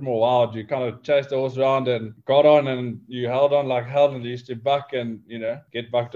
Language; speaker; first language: English; native; English